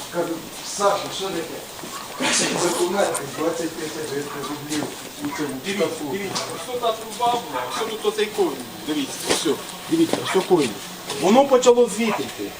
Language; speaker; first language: Ukrainian; native; Ukrainian